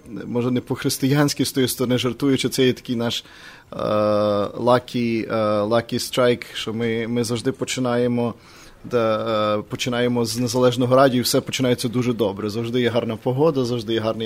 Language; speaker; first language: Ukrainian; native; Ukrainian